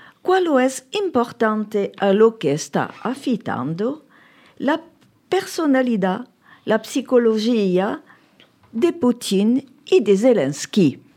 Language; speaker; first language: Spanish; early bilingual, heritage; French